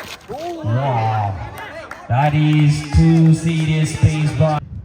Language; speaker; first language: English; non-native, local second language; Malayalam